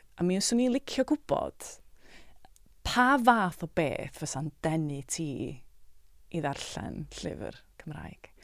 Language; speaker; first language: Welsh; native; Welsh